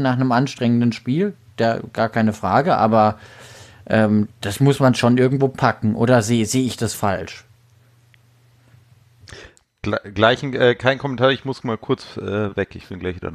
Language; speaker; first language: German; native; German